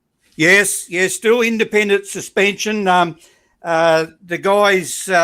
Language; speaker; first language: English; native; English